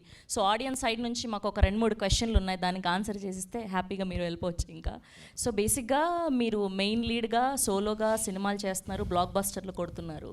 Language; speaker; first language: Telugu; native; Telugu